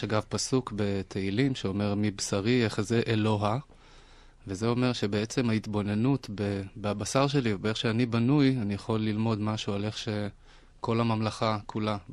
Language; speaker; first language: Hebrew; native; Hebrew